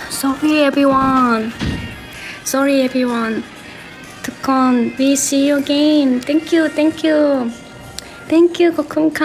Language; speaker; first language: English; non-native, learner; Korean